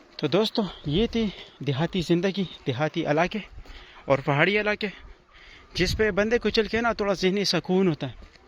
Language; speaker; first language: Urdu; non-native, local second language; Pashto